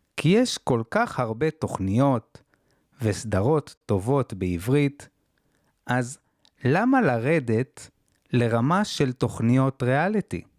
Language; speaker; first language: Hebrew; native; Hebrew